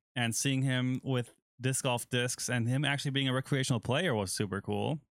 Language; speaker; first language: English; non-native, fluent; German